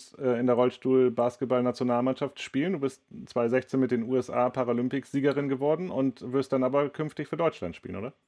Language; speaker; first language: German; native; German